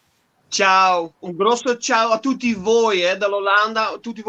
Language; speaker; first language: Italian; non-native, fluent; Dutch